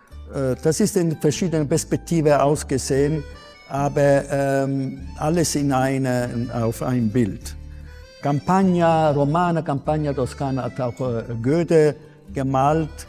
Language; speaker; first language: German; non-native, fluent; Italian